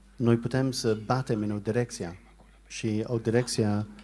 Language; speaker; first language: Romanian; non-native, learner; English